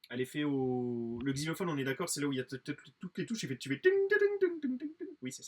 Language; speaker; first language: French; native; French